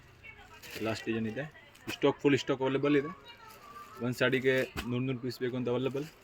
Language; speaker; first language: Kannada; non-native, local second language; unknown